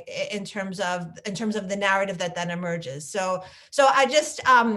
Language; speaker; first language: English; native; English